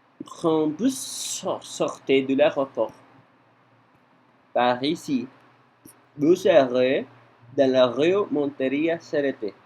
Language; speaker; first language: French; non-native, learner; Spanish